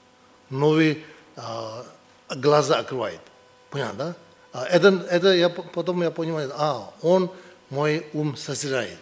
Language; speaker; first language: Russian; non-native, learner; Tibetan